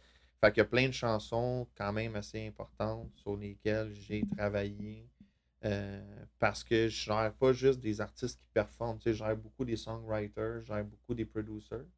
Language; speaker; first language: French; native; French